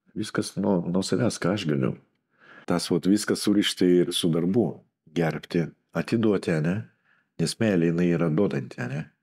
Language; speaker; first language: Lithuanian; non-native, local second language; Russian